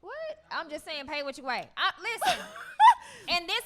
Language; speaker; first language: English; native; English